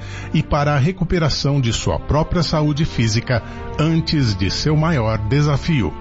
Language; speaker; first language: Portuguese; native; Portuguese